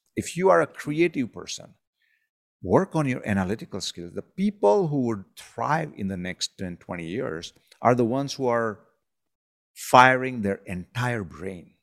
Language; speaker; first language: English; non-native, local second language; Gujarati